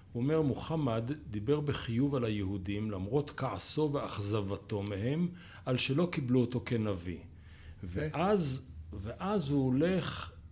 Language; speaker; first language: Hebrew; native; Hebrew